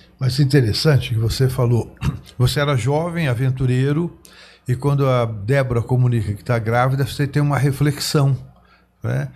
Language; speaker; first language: Portuguese; native; Portuguese